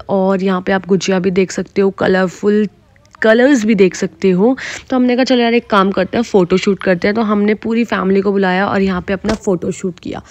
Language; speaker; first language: Hindi; native; Hindi